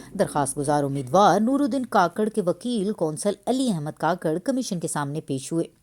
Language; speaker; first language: Urdu; native; Urdu